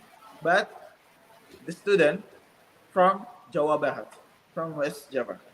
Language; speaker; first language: English; non-native, learner; Indonesian